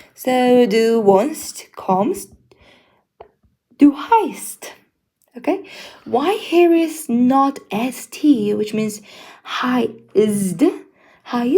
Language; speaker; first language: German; non-native, learner; Mongolian